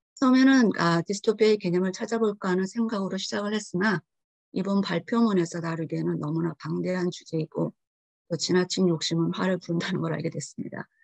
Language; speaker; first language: Korean; early bilingual, heritage; Korean